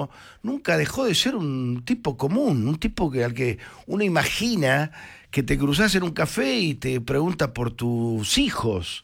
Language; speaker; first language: Spanish; native; Spanish